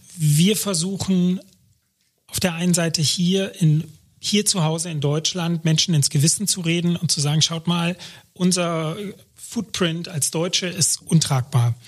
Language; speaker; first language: German; native; German